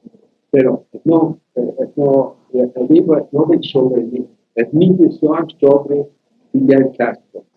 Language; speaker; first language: Spanish; non-native, learner; English